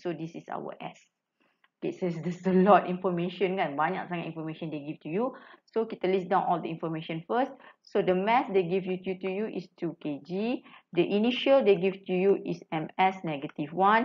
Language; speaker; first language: English; non-native, local second language; Malay